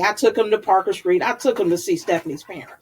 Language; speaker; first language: English; native; English